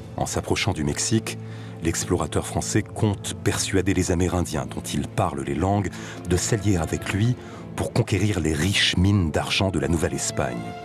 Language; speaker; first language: French; native; French